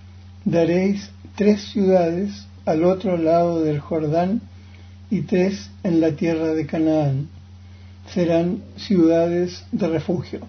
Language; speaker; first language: Spanish; native; Spanish